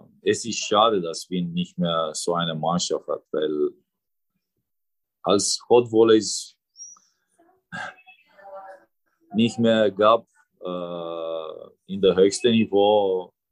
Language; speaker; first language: German; non-native, fluent; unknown